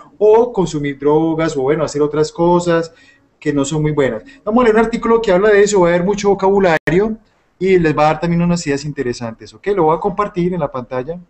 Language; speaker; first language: Spanish; native; Spanish